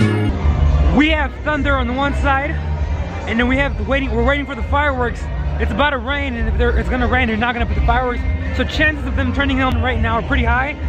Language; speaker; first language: English; early bilingual, other home language; Spanish